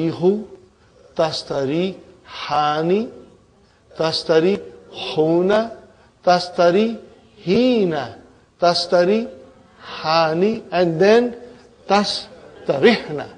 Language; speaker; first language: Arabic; non-native, learner; Urdu